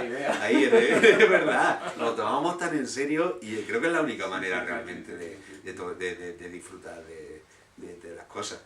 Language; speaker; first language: Spanish; native; Spanish